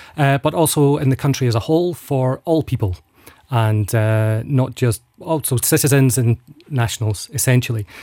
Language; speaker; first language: English; native; English